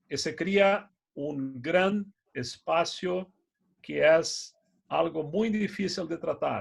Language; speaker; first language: Spanish; non-native, fluent; Portuguese